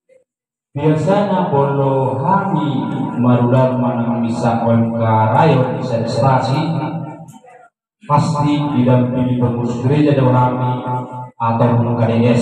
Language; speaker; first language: Indonesian; non-native, local second language; Batak Toba